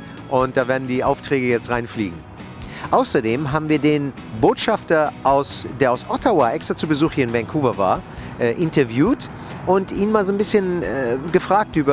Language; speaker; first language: German; native; German